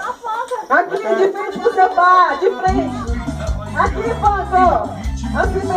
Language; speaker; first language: Portuguese; native; Portuguese